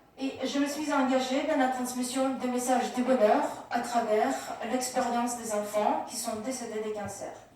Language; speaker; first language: French; non-native, fluent; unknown